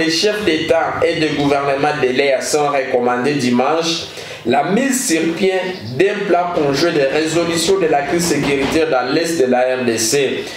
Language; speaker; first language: French; non-native, local second language; Lingala